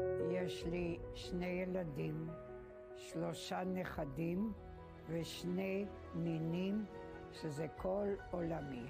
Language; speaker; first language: Hebrew; non-native, fluent; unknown